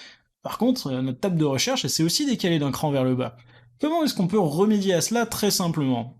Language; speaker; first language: French; native; French